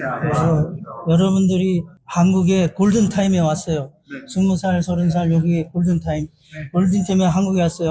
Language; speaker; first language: Korean; non-native, learner; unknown